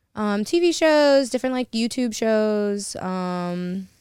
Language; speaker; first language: English; native; English